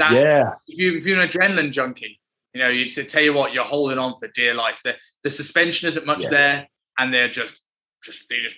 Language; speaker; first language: English; native; English